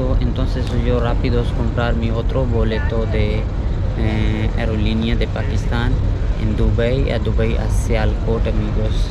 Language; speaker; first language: Spanish; non-native, learner; Punjabi